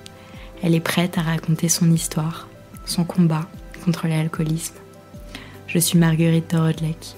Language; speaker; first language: French; native; French